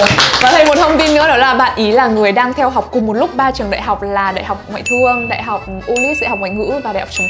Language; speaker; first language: Vietnamese; native; Vietnamese